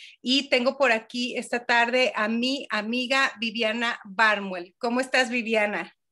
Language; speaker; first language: Spanish; native; Spanish